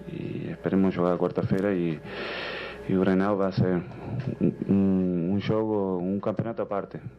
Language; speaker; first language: Portuguese; non-native, fluent; Spanish